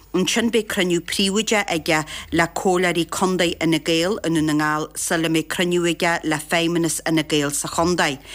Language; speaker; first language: Irish; native; Irish